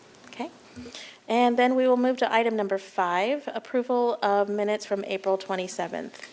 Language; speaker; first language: English; native; English